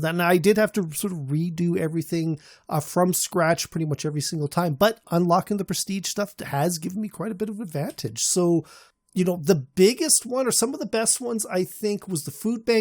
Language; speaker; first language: English; native; English